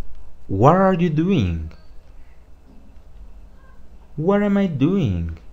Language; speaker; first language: English; non-native, fluent; Spanish